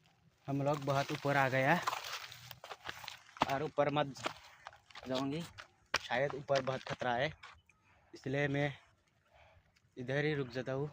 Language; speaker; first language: Hindi; non-native, local second language; Assamese